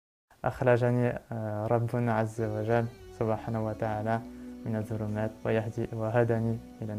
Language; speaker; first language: Arabic; non-native, learner; French